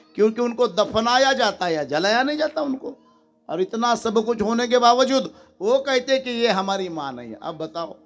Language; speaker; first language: Hindi; non-native, local second language; Marathi